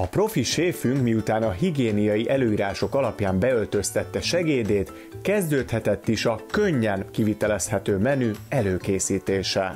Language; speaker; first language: Hungarian; native; Hungarian